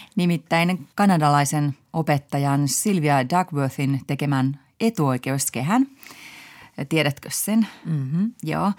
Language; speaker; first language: Finnish; native; Finnish